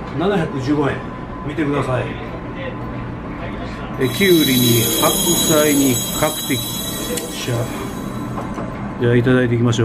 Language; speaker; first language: Japanese; native; Japanese